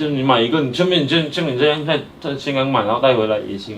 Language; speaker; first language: Chinese; native; Chinese